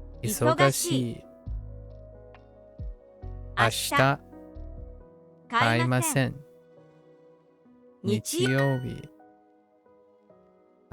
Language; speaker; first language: Japanese; non-native, learner; English